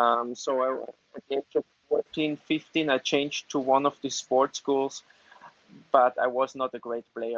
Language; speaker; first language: English; non-native, fluent; German